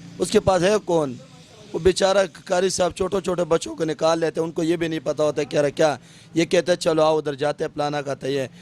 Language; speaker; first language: Urdu; non-native, local second language; Pashto